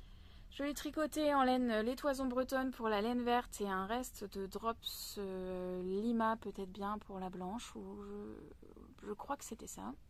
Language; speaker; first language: French; native; French